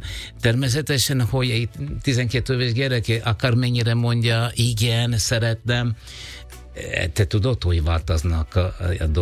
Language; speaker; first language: Hungarian; non-native, learner; Italian